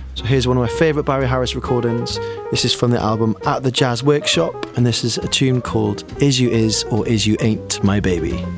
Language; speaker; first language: English; native; English